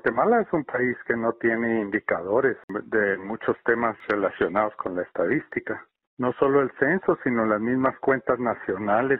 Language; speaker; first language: Spanish; native; Spanish